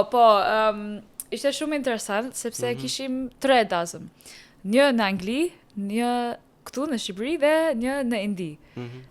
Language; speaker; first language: Albanian; non-native, learner; English